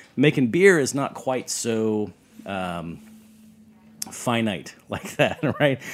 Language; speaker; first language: English; native; English